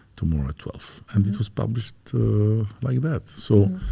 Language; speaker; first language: English; non-native, fluent; Albanian